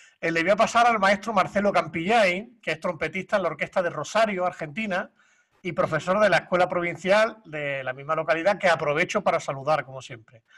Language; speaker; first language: Spanish; native; Spanish